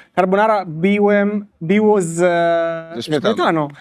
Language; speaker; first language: Polish; non-native, fluent; Italian